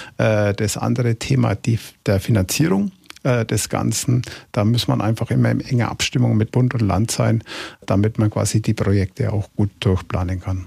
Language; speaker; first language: German; native; German